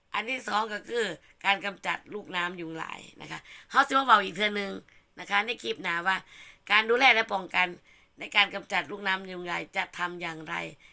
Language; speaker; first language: Thai; native; Thai